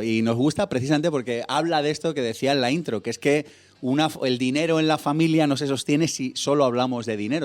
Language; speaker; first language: Spanish; native; Spanish